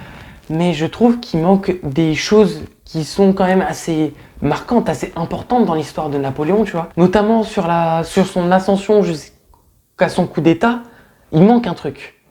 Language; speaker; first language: French; native; French